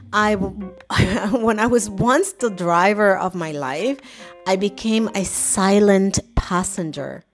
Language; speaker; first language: English; native; English